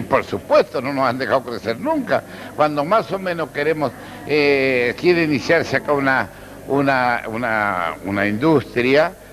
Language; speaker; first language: Spanish; native; Spanish